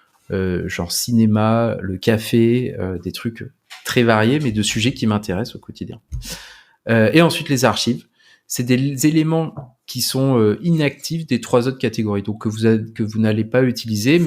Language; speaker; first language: French; native; French